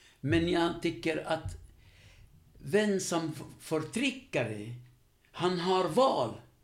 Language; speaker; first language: Swedish; non-native, fluent; Arabic